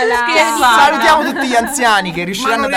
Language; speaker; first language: Italian; native; Italian